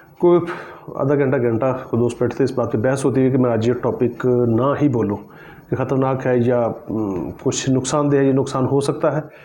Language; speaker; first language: Urdu; non-native, local second language; Punjabi